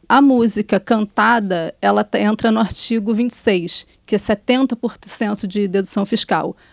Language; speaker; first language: Portuguese; native; Portuguese